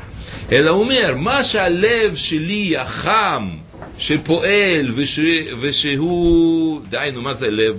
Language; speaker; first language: Hebrew; native; Hebrew